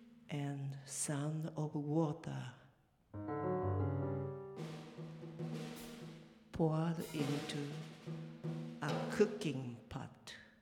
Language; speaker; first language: English; non-native, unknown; Japanese